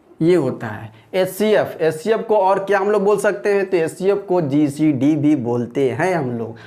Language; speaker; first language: Hindi; native; Hindi